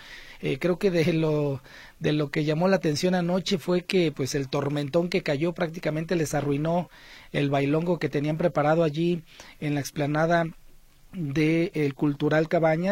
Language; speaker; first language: Spanish; native; Spanish